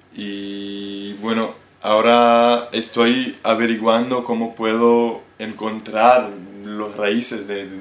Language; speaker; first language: Spanish; non-native, fluent; Hebrew